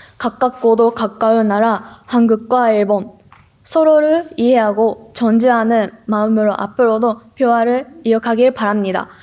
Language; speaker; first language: Korean; non-native, learner; Japanese